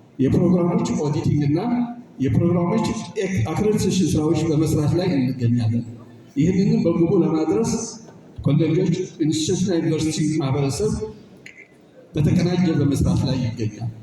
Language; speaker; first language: Amharic; non-native, local second language; Tigrinya